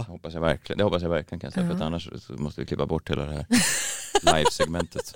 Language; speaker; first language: Swedish; native; Swedish